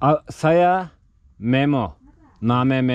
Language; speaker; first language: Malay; non-native, learner; Turkish